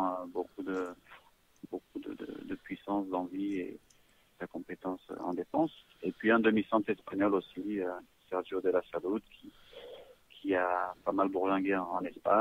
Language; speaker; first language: French; native; French